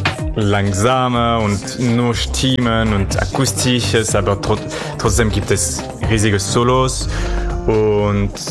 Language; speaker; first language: German; non-native, learner; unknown